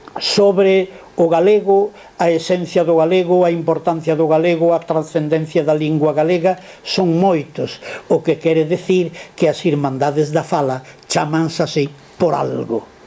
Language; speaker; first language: Galician; non-native, local second language; Spanish